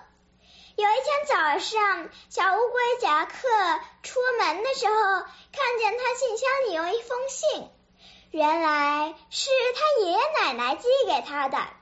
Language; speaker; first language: Chinese; early bilingual, other home language; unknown